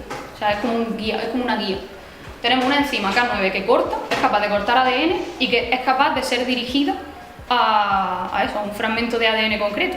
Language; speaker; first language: Spanish; native; Spanish